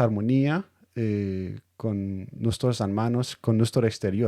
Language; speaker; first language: Spanish; non-native, fluent; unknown